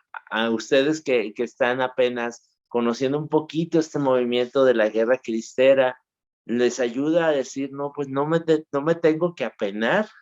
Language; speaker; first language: Spanish; native; Spanish